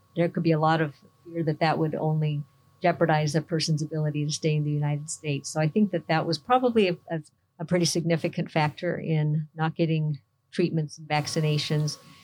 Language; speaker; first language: English; native; English